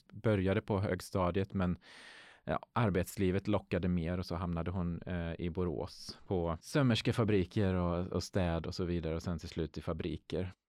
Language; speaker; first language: Swedish; early bilingual, other home language; Finnish